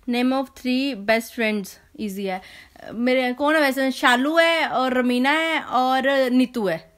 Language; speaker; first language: Hindi; native; Hindi